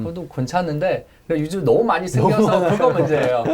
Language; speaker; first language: Korean; non-native, learner; Chinese